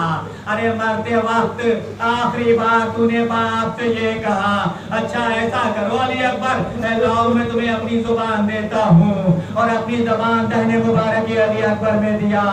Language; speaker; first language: Urdu; native; Urdu